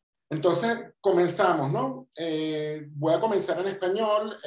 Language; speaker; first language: Spanish; native; Spanish